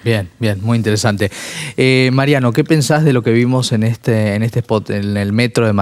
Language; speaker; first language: Spanish; native; Spanish